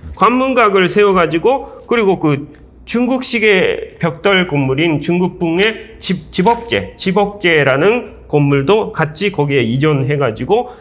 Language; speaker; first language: Korean; non-native, fluent; Japanese